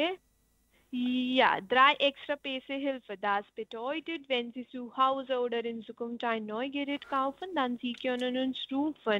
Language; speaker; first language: German; non-native, learner; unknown